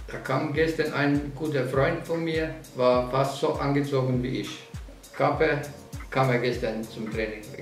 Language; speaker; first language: German; non-native, fluent; Slovenian